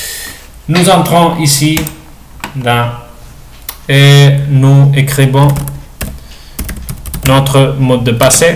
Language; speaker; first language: French; non-native, learner; Spanish